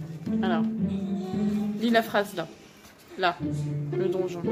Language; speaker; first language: French; native; French